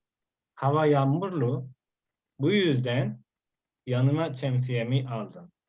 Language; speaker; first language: Turkish; non-native, learner; Spanish